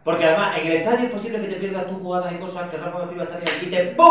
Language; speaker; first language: Spanish; native; Spanish